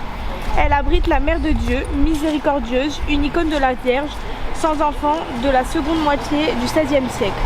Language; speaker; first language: French; native; French